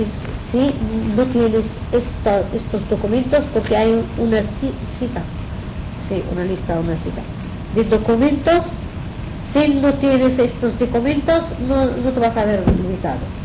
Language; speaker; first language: Spanish; non-native, fluent; Arabic